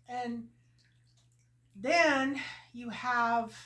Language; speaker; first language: English; native; English